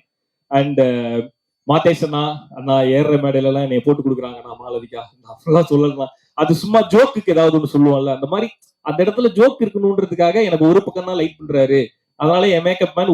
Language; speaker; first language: Tamil; native; Tamil